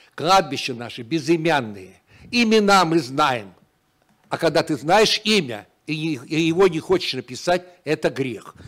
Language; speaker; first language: Russian; native; Russian